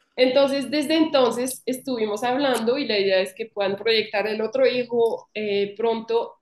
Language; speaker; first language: Spanish; non-native, fluent; French